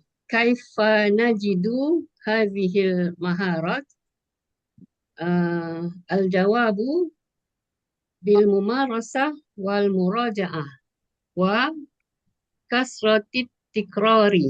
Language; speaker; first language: Arabic; non-native, learner; Malay